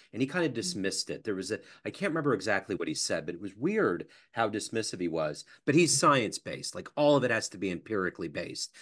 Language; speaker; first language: English; native; English